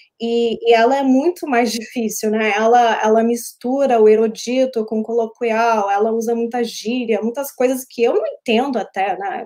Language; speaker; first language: Portuguese; early bilingual, heritage; Portuguese